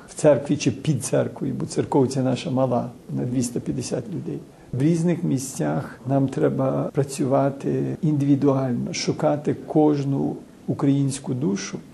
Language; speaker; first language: Ukrainian; early bilingual, heritage; Ukrainian